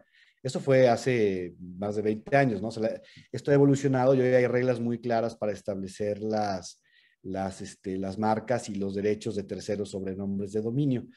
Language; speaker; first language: Spanish; native; Spanish